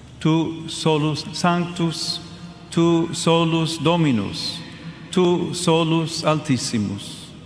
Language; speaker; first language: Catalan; non-native, learner; English